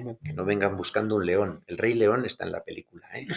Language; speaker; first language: Spanish; native; Spanish